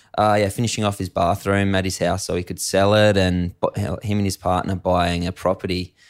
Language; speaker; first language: English; native; English